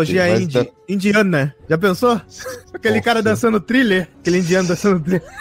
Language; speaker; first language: Portuguese; native; Portuguese